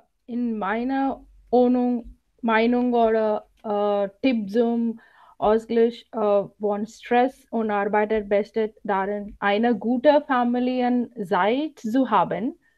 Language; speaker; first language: German; non-native, learner; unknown